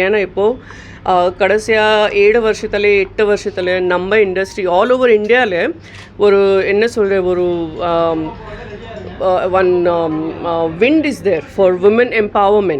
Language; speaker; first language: Tamil; non-native, local second language; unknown